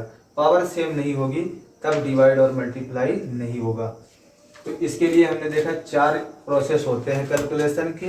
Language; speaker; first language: Hindi; native; Hindi